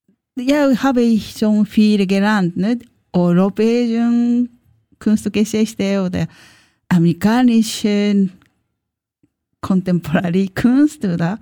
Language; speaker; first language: German; non-native, learner; Japanese